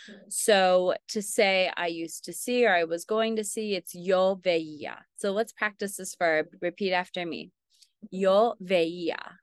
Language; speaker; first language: English; native; English